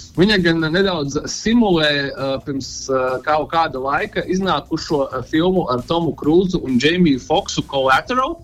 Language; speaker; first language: Latvian; non-native, local second language; Russian